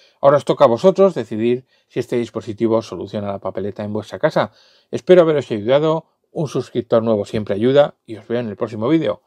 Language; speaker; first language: Spanish; native; Spanish